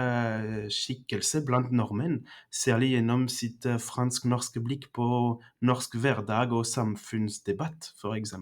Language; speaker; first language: Norwegian; non-native, fluent; French